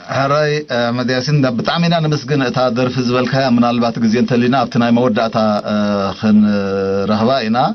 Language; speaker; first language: Tigrinya; native; Tigrinya